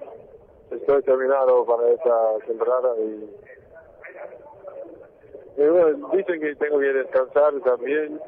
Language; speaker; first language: Spanish; non-native, fluent; English